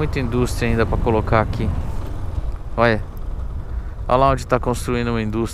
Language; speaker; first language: Portuguese; native; Portuguese